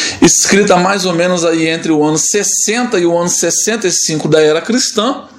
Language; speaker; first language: Portuguese; native; Portuguese